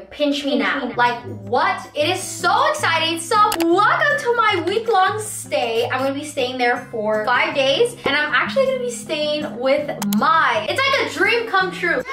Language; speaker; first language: English; native; English